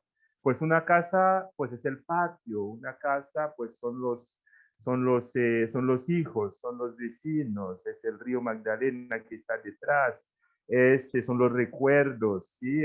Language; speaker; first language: Spanish; non-native, fluent; Haitian Creole